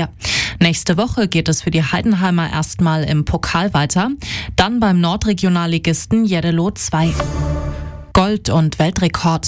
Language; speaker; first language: German; native; German